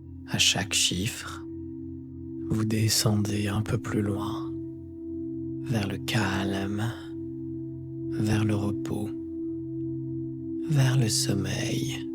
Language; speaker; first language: French; native; French